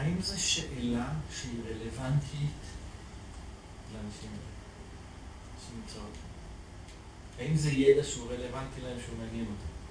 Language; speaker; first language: Hebrew; native; Hebrew